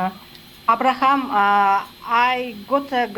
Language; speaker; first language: English; non-native, learner; Kazakh